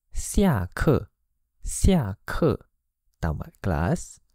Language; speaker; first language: Chinese; non-native, fluent; Malay